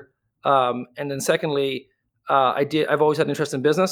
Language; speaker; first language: English; native; English